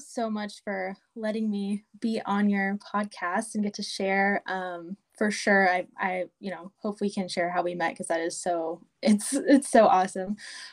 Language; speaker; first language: English; native; English